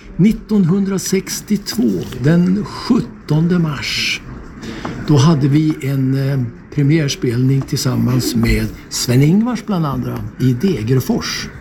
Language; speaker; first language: Swedish; native; Swedish